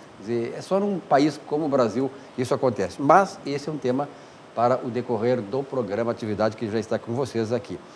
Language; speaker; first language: Portuguese; native; Portuguese